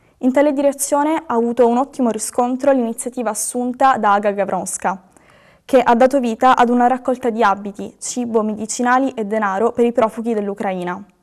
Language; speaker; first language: Italian; native; Italian